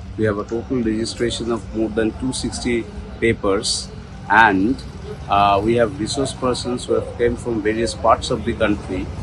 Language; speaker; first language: English; non-native, local second language; Bangla